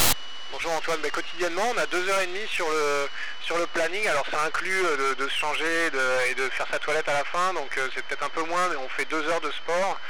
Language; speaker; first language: French; native; French